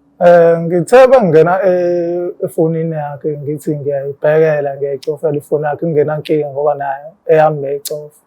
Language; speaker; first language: Zulu; native; Zulu